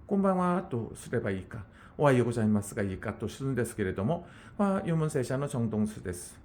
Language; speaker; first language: Japanese; non-native, fluent; Korean